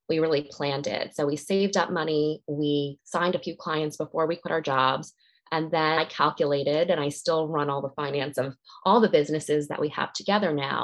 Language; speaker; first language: English; native; English